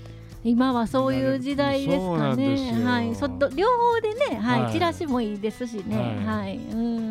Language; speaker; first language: Japanese; native; Japanese